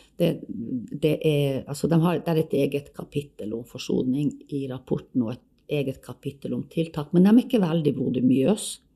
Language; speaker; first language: Norwegian; native; Norwegian